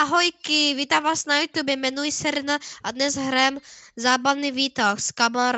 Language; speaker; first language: Czech; early bilingual, other home language; Russian